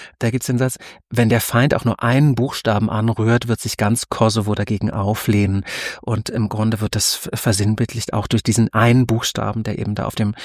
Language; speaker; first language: German; native; German